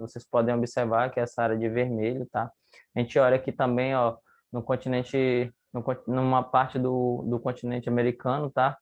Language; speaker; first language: Portuguese; native; Portuguese